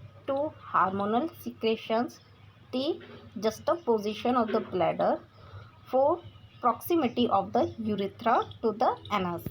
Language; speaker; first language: English; non-native, local second language; Hindi